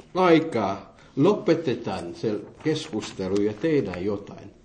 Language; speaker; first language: Finnish; non-native, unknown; Morisyen